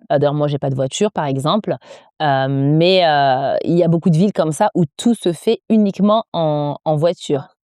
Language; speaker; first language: French; native; French